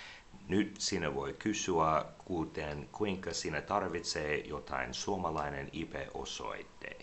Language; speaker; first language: Finnish; non-native, learner; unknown